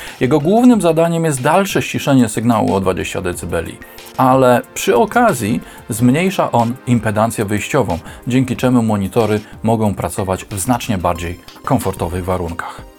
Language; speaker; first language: Polish; native; Polish